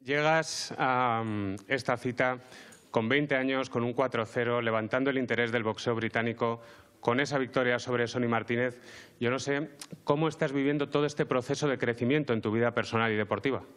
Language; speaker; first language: Spanish; native; Spanish